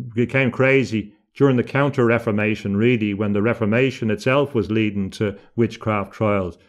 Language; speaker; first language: English; native; English